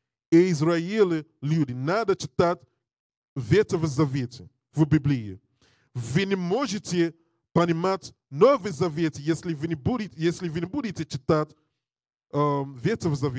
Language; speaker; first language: Russian; non-native, learner; English